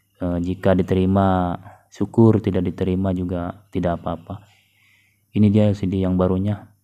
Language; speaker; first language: Indonesian; native; Indonesian